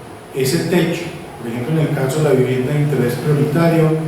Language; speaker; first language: Spanish; native; Spanish